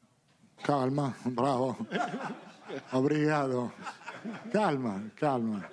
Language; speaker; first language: Portuguese; non-native, learner; Italian